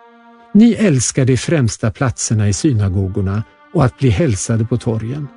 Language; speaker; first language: Swedish; native; Swedish